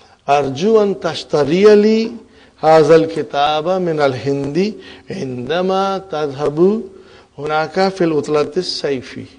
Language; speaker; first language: Arabic; non-native, fluent; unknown